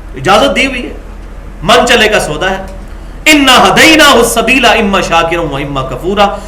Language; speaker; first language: Urdu; non-native, local second language; Punjabi